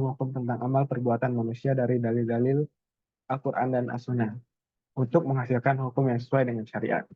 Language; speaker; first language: Indonesian; native; Indonesian